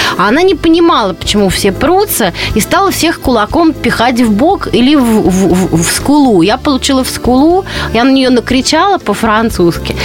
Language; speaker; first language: Russian; native; Russian